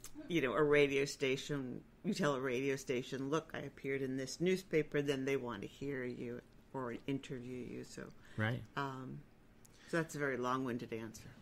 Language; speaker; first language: English; native; English